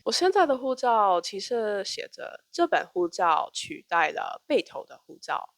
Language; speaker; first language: Chinese; non-native, fluent; English